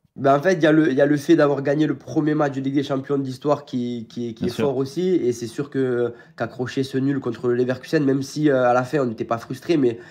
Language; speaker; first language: French; native; French